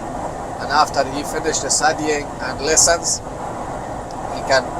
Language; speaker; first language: English; non-native, learner; Persian